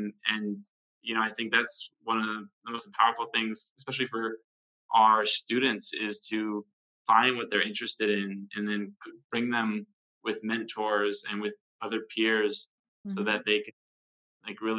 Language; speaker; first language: English; native; English